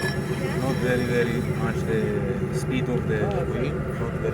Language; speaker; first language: English; non-native, learner; Greek